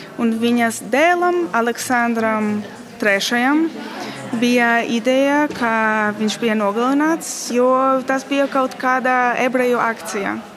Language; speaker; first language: Latvian; non-native, learner; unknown